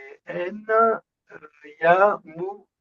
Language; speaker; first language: Hebrew; non-native, learner; French